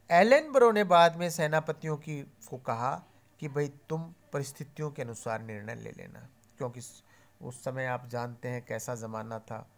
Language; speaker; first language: Hindi; native; Hindi